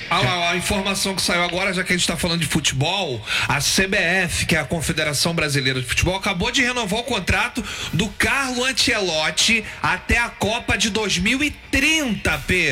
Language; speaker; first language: Portuguese; native; Portuguese